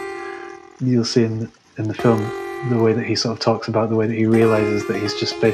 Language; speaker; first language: English; native; English